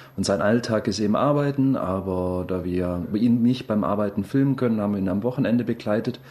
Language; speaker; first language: German; native; German